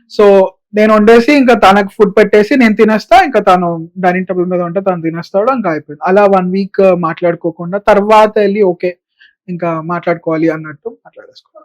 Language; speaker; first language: Telugu; native; Telugu